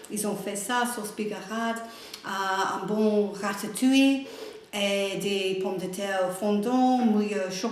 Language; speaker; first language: French; non-native, learner; English